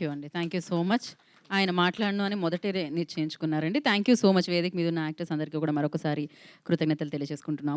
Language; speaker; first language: Telugu; native; Telugu